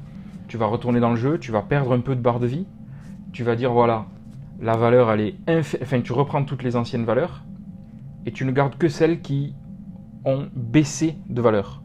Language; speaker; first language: French; native; French